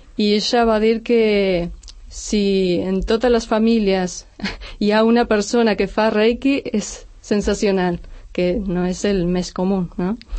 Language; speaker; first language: Catalan; non-native, fluent; Spanish